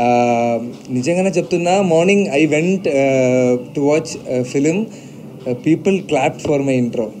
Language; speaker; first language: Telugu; non-native, learner; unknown